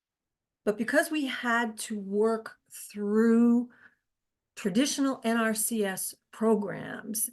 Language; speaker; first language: English; native; English